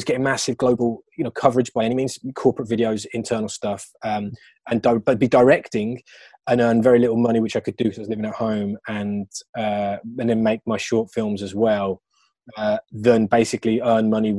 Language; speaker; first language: English; native; English